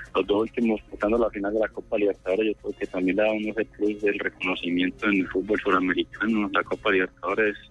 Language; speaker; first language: Spanish; native; Spanish